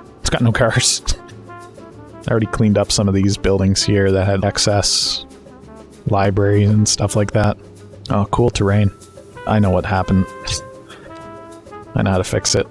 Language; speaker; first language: English; native; English